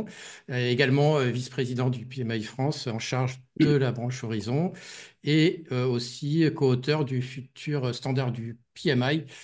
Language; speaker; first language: French; native; French